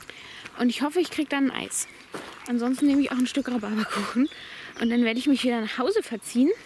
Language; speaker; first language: German; native; German